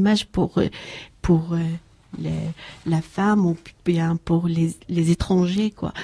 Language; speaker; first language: French; non-native, learner; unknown